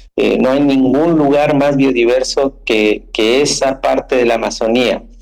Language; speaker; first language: Spanish; native; Spanish